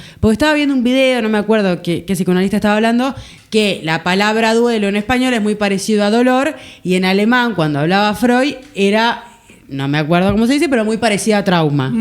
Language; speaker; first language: Spanish; native; Spanish